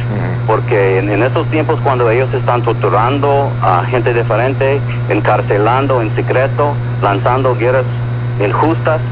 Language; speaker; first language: Spanish; early bilingual, heritage; Spanish